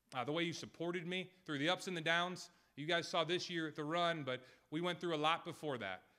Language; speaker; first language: English; native; English